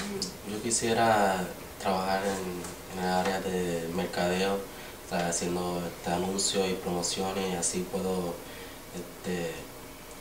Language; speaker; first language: Spanish; non-native, fluent; English